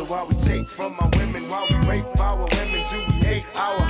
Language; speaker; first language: English; early bilingual, other home language; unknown